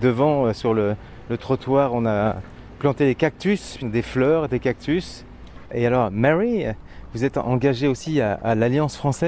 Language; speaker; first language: French; native; French